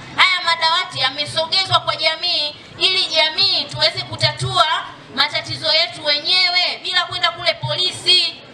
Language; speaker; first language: Swahili; native; Swahili